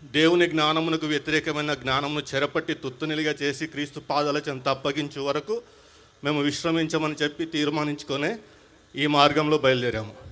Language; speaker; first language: Telugu; non-native, local second language; Hindi